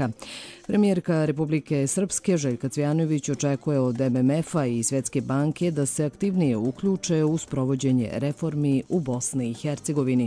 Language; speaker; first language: Croatian; native; Croatian